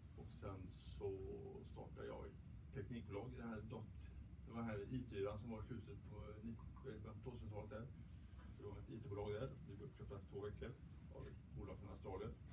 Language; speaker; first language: Swedish; native; Swedish